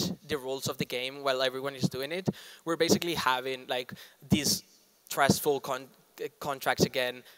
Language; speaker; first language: English; non-native, fluent; Spanish